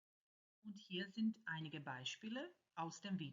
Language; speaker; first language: German; non-native, fluent; Croatian